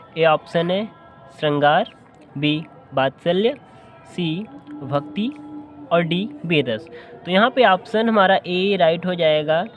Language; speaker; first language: Hindi; native; Hindi